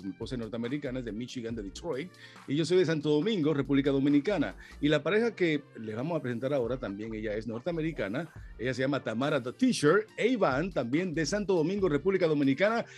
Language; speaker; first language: Spanish; native; Spanish